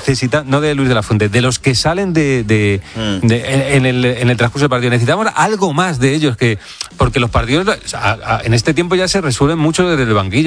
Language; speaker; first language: Spanish; native; Spanish